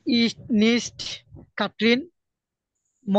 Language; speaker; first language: German; non-native, learner; Bangla